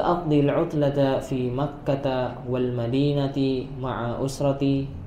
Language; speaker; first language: Arabic; non-native, learner; Indonesian